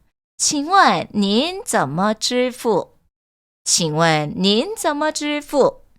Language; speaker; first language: Chinese; non-native, fluent; Korean